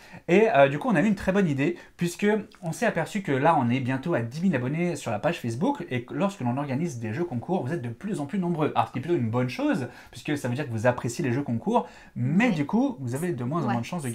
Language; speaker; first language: French; native; French